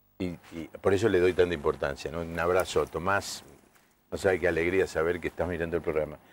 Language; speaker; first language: Spanish; native; Spanish